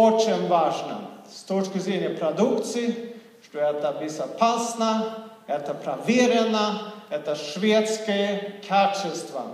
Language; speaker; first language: Russian; non-native, fluent; Swedish